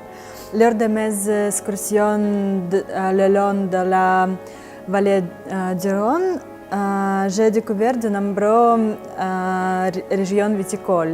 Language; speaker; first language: French; non-native, fluent; Russian